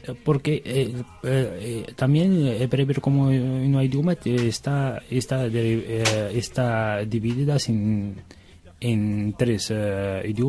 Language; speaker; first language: Spanish; non-native, learner; Arabic